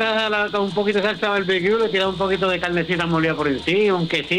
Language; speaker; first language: Spanish; early bilingual, heritage; Spanish